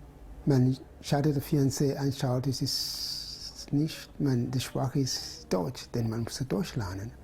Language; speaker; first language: German; non-native, fluent; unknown